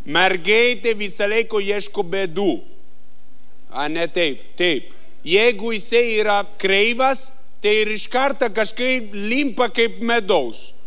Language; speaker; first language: Lithuanian; non-native, fluent; Italian